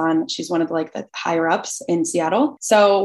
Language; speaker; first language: English; early bilingual, other home language; Albanian